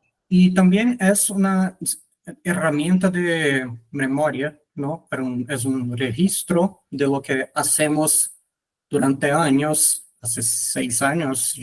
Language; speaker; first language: Spanish; non-native, fluent; Portuguese